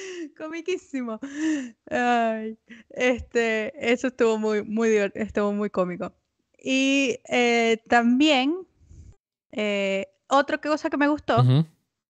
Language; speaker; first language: Spanish; native; Spanish